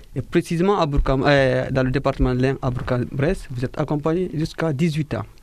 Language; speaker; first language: French; non-native, fluent; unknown